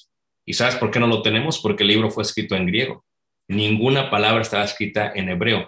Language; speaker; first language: Spanish; native; Spanish